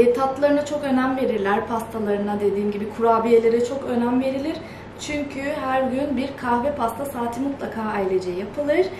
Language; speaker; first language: Turkish; early bilingual, heritage; Turkish